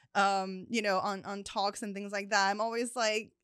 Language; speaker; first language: English; early bilingual, other home language; Chinese